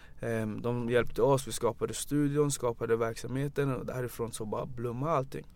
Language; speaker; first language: Swedish; early bilingual, other home language; Wolof